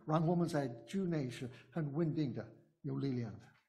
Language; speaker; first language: Chinese; non-native, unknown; English